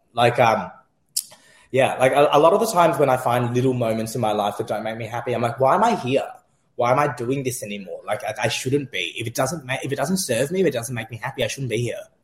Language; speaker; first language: English; early bilingual, other home language; Vietnamese